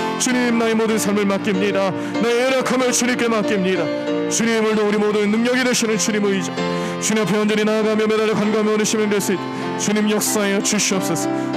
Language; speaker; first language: Korean; native; Korean